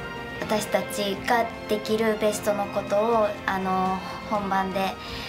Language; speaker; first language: Japanese; native; Japanese